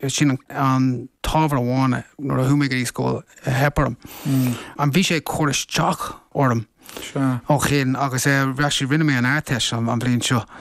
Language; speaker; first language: Irish; non-native, local second language; English